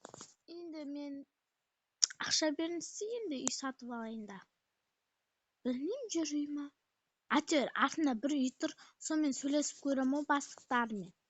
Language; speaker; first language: Kazakh; native; Kazakh